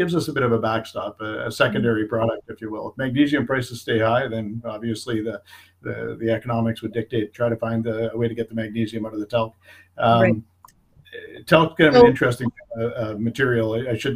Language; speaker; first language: English; native; English